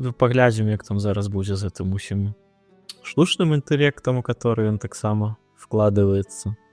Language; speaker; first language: Belarusian; non-native, local second language; Russian